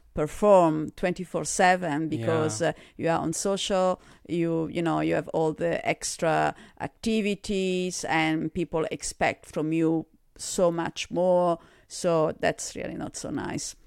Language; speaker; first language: English; non-native, fluent; Italian